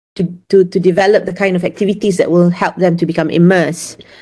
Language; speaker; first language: English; non-native, local second language; Malay